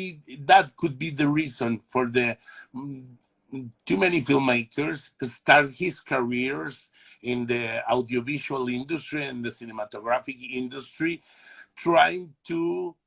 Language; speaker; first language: English; non-native, learner; Spanish